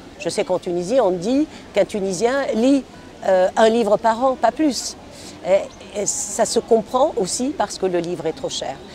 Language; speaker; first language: French; non-native, local second language; Arabic